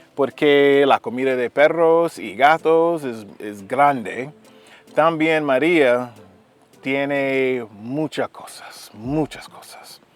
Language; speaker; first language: Spanish; non-native, learner; English